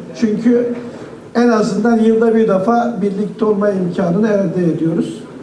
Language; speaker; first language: Turkish; native; Turkish